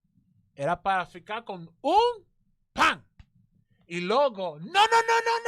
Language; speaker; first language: Portuguese; non-native, learner; English